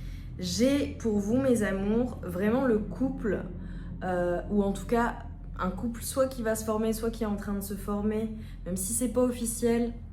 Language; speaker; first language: French; native; French